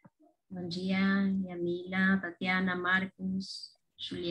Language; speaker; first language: Portuguese; non-native, fluent; Spanish